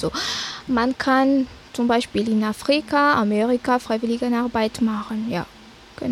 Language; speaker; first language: German; non-native, fluent; Malagasy